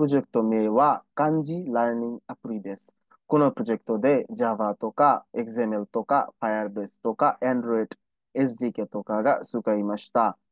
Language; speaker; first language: Japanese; non-native, learner; Bangla